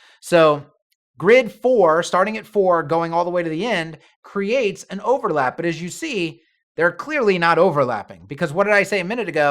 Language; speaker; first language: English; native; English